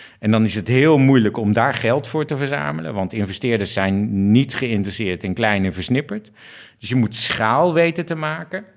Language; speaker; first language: Dutch; native; Dutch